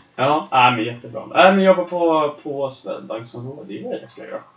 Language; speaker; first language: Swedish; native; Swedish